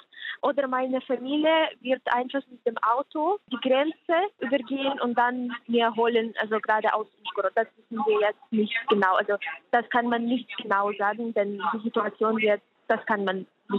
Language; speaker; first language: German; non-native, fluent; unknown